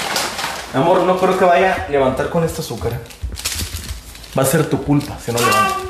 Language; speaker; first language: Spanish; native; Spanish